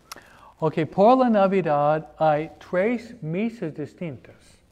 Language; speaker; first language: Spanish; non-native, fluent; English